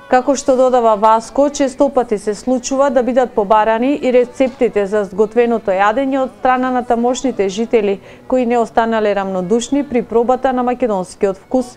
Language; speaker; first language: Macedonian; native; Macedonian